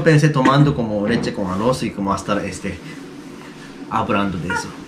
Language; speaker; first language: Spanish; non-native, learner; Japanese